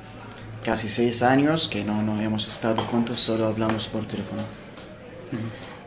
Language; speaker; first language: Spanish; non-native, fluent; Arabic